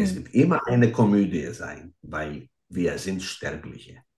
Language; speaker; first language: German; non-native, fluent; Greek